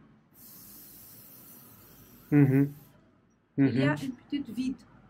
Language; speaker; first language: French; non-native, learner; Arabic